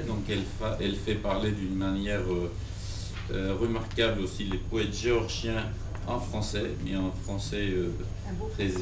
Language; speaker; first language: French; non-native, fluent; Georgian